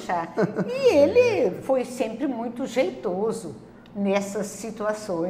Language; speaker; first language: Portuguese; non-native, local second language; German